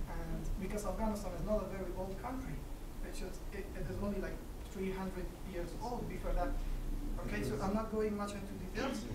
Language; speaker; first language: English; non-native, fluent; Persian